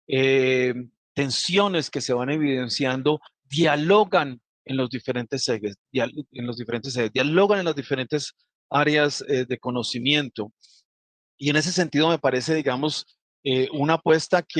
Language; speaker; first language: Spanish; native; Spanish